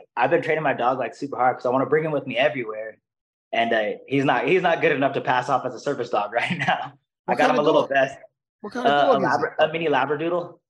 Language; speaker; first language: English; non-native, fluent; Portuguese